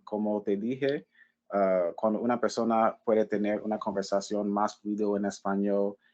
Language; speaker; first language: Spanish; non-native, learner; English